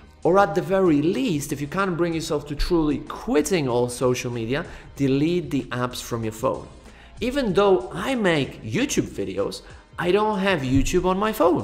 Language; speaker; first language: English; non-native, fluent; Polish